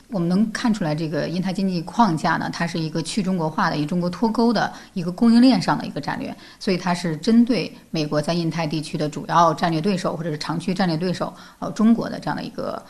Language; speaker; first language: Chinese; native; Chinese